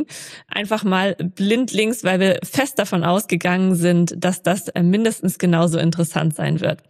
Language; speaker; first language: German; native; German